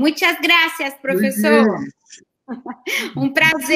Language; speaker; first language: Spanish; non-native, learner; Portuguese